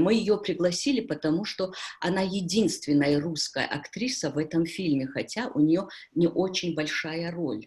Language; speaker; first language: Russian; native; Russian